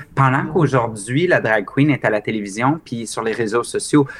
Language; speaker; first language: French; native; French